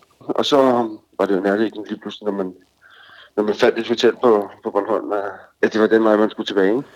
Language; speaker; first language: Danish; native; Danish